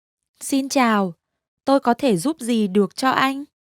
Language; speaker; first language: Vietnamese; native; Vietnamese